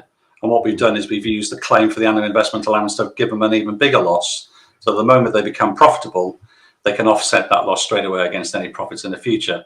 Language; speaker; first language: English; native; English